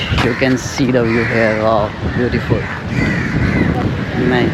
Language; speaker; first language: English; non-native, learner; Urdu